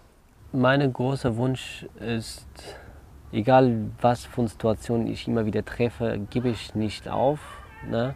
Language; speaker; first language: German; non-native, learner; Kurdish